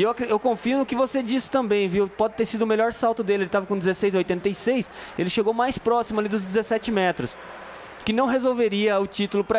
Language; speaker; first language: Portuguese; native; Portuguese